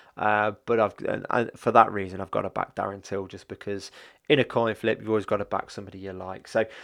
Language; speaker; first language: English; native; English